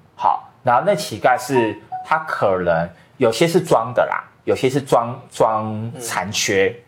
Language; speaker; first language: Chinese; native; Chinese